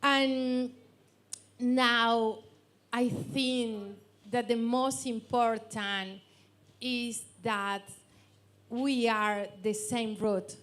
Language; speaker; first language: English; non-native, learner; Spanish